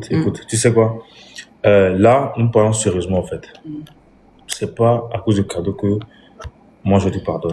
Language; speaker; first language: French; non-native, local second language; Lingala